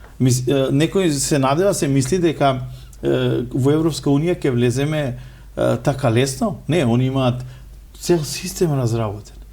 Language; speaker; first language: Macedonian; non-native, local second language; Romany